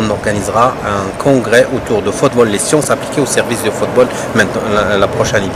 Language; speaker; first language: French; non-native, local second language; Arabic